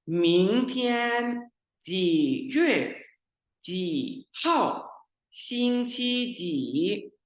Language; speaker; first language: Chinese; non-native, learner; Urdu